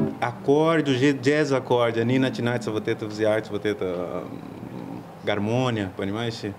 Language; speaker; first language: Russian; non-native, learner; Portuguese